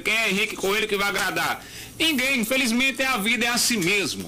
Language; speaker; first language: Portuguese; native; Portuguese